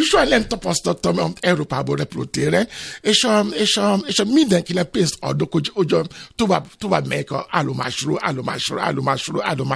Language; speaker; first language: Hungarian; non-native, fluent; Yoruba